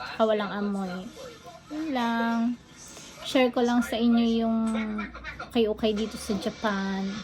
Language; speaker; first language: Filipino; native; Filipino